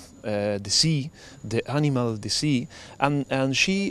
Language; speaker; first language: English; non-native, learner; Spanish